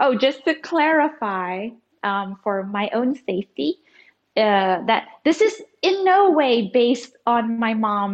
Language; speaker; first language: English; early bilingual, other home language; Indonesian